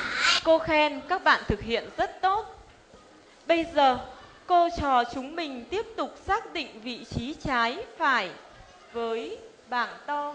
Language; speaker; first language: Vietnamese; native; Vietnamese